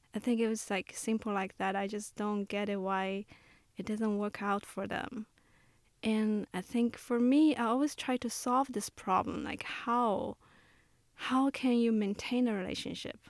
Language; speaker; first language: English; non-native, fluent; Chinese